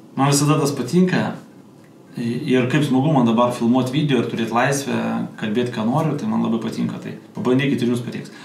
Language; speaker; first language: Lithuanian; non-native, local second language; Russian